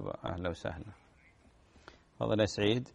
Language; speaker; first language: Arabic; native; Arabic